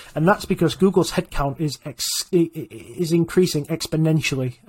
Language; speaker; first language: English; native; English